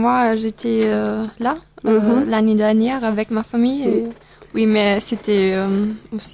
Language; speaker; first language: French; non-native, learner; German